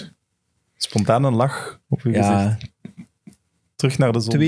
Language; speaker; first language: Dutch; native; Dutch